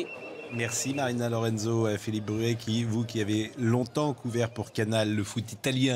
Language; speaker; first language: French; native; French